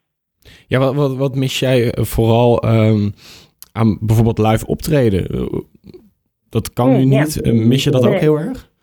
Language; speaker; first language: Dutch; native; Dutch